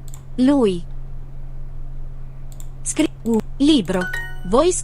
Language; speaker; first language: Italian; non-native, learner; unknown